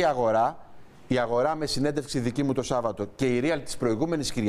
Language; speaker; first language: Greek; native; Greek